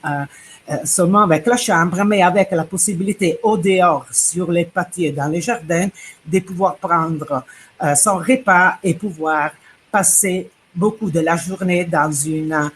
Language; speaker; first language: French; non-native, fluent; Italian